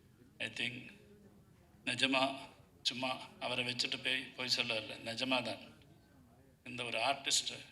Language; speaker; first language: Tamil; non-native, learner; Malayalam